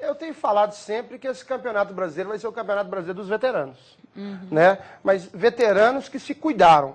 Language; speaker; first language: Portuguese; native; Portuguese